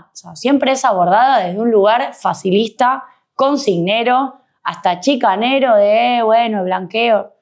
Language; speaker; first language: Spanish; native; Spanish